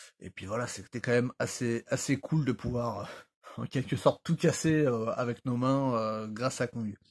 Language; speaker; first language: French; native; French